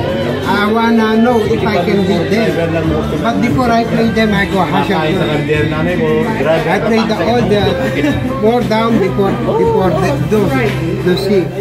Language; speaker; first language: English; non-native, learner; Filipino